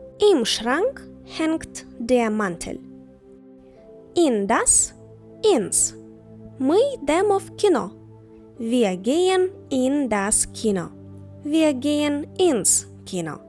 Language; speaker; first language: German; non-native, fluent; Ukrainian